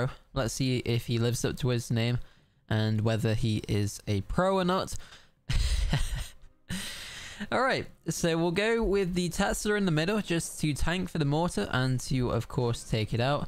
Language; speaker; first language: English; native; English